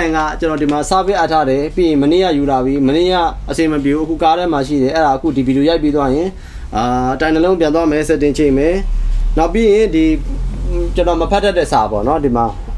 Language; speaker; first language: Burmese; non-native, local second language; Tedim Chin